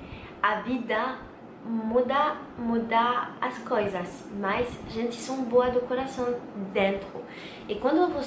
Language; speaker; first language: Portuguese; non-native, learner; French